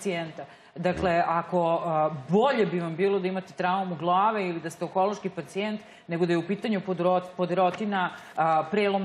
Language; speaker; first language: Serbian; native; Serbian